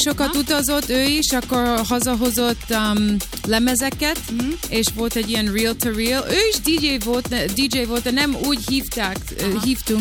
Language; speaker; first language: Hungarian; early bilingual, heritage; English